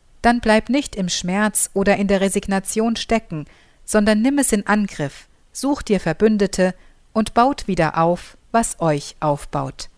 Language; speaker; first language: German; native; German